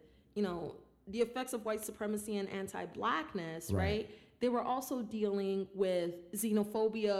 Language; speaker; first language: English; early bilingual, other home language; Haitian Creole